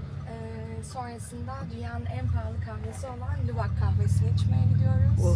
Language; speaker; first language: Turkish; native; Turkish